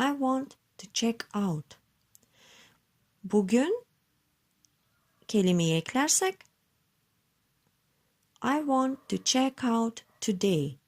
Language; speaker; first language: English; non-native, learner; Turkish